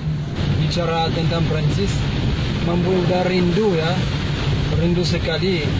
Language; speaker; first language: Indonesian; non-native, learner; French